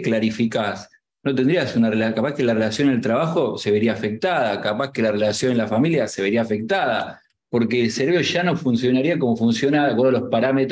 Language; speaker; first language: Spanish; native; Spanish